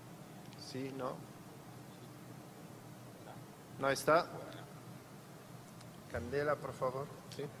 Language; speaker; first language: Spanish; non-native, fluent; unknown